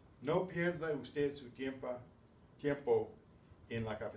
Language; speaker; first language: Spanish; non-native, fluent; English